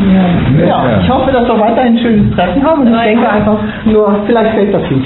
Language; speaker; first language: German; native; German